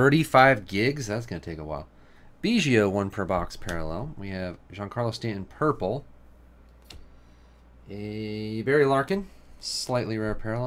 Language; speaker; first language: English; native; English